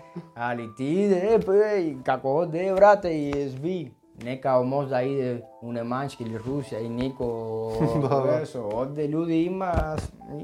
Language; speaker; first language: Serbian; non-native, learner; Spanish